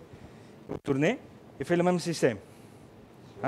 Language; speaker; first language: French; non-native, learner; Italian